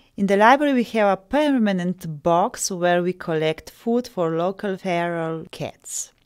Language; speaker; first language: English; non-native, fluent; Slovenian